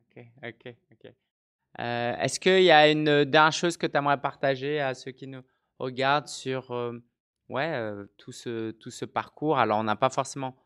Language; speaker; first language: French; native; French